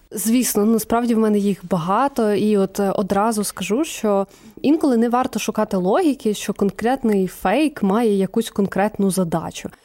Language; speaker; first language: Ukrainian; native; Ukrainian